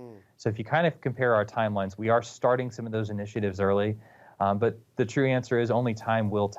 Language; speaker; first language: English; native; English